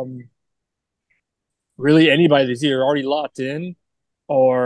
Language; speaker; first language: English; native; English